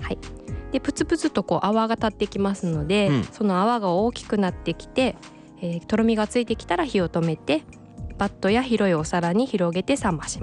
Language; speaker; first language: Japanese; native; Japanese